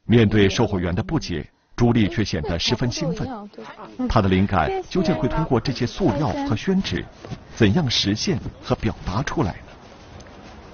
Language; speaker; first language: Chinese; native; Chinese